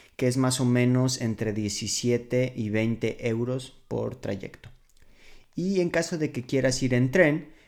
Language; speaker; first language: Spanish; native; Spanish